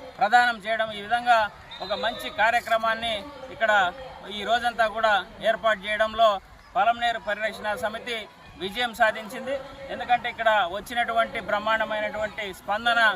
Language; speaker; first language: Telugu; native; Telugu